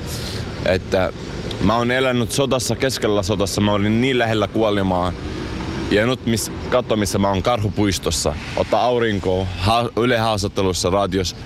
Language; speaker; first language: Finnish; non-native, fluent; Arabic